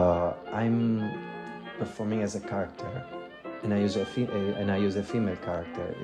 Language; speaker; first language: English; non-native, fluent; Italian